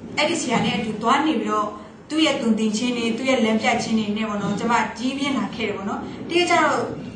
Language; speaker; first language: Burmese; non-native, local second language; S'gaw Karen